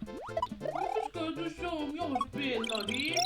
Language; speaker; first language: Swedish; early bilingual, other home language; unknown